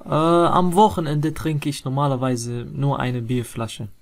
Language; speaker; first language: German; non-native, fluent; Arabic